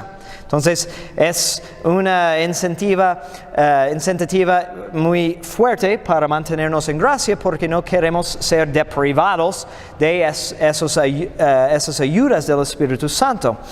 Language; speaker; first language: Spanish; non-native, fluent; English